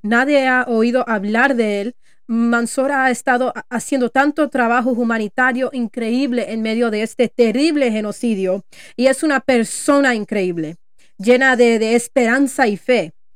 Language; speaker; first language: Spanish; non-native, learner; English